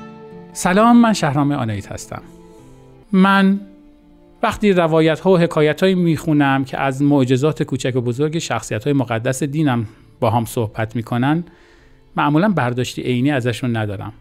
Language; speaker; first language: Persian; native; Persian